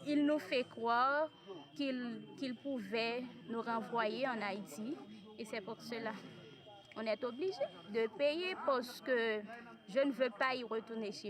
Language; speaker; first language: French; non-native, local second language; Haitian Creole